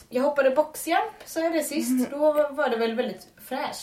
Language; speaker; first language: Swedish; native; Swedish